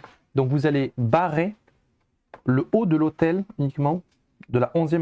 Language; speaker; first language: French; native; French